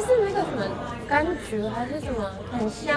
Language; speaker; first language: Chinese; non-native, fluent; Japanese